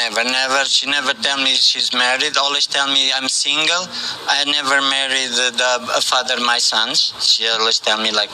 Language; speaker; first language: English; non-native, learner; Portuguese